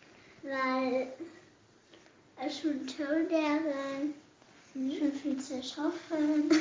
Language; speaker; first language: German; non-native, local second language; Luxembourgish